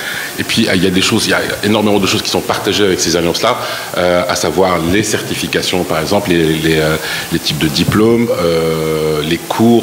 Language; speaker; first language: French; non-native, local second language; Arabic